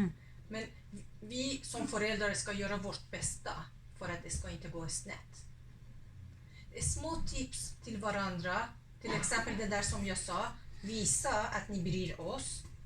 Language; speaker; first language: Swedish; non-native, fluent; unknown